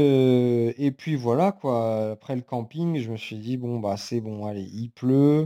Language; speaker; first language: French; native; French